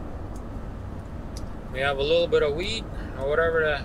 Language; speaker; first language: English; native; English